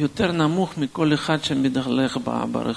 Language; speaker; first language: Hebrew; non-native, fluent; Russian